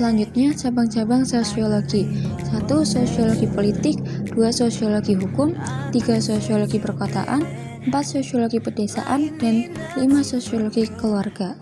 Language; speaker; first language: Indonesian; native; Indonesian